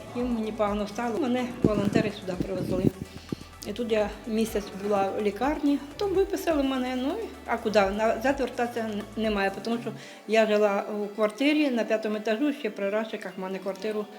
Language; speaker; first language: Ukrainian; non-native, local second language; Russian